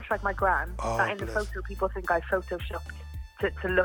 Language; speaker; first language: English; native; English